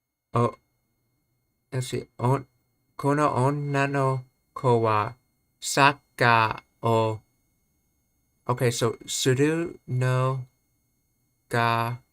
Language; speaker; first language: Japanese; non-native, learner; English